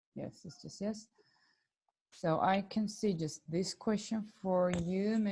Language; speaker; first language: English; non-native, fluent; Georgian